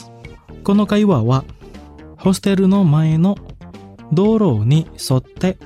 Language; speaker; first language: Japanese; non-native, fluent; Indonesian